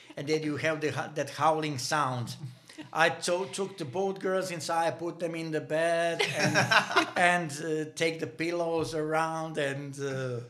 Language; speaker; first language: English; non-native, learner; Bosnian